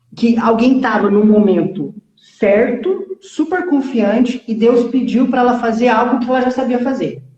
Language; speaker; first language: Portuguese; early bilingual, heritage; Portuguese